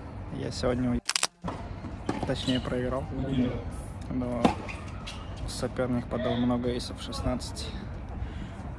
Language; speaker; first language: Russian; native; Russian